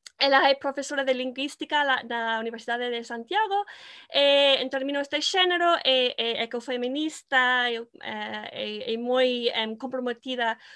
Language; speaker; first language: Galician; non-native, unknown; English